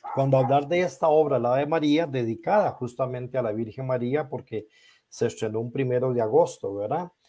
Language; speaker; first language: Spanish; native; Spanish